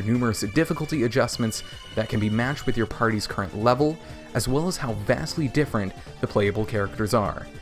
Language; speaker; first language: English; native; English